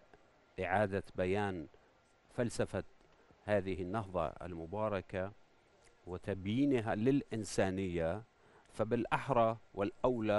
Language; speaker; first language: Arabic; non-native, fluent; Persian